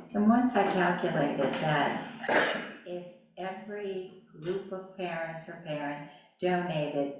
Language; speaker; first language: English; native; English